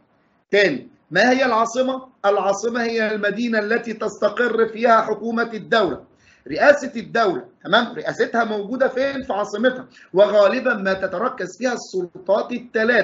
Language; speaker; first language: Arabic; native; Arabic